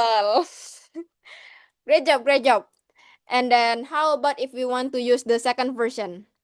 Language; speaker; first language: English; non-native, learner; Indonesian